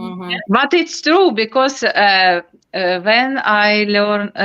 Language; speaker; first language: English; non-native, learner; Ukrainian